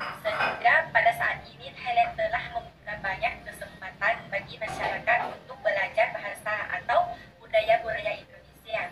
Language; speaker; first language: Indonesian; non-native, fluent; Thai